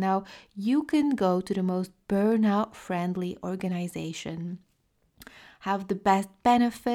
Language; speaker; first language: English; non-native, fluent; French